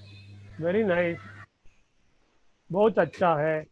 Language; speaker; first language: Hindi; non-native, learner; Tamil